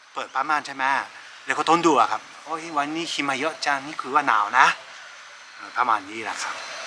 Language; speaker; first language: Thai; non-native, fluent; Japanese